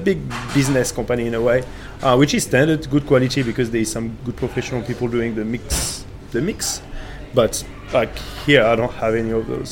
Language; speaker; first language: English; non-native, fluent; French